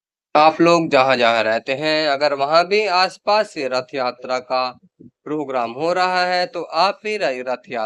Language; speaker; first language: Hindi; native; Hindi